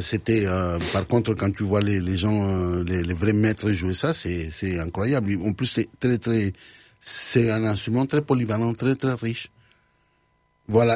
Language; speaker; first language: French; non-native, fluent; Spanish